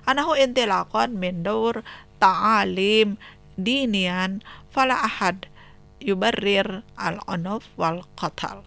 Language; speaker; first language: Arabic; non-native, fluent; Indonesian